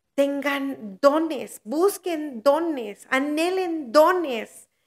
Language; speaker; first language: Spanish; early bilingual, heritage; Spanish